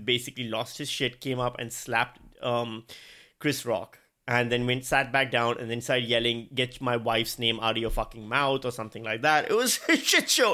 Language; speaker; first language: English; non-native, local second language; Urdu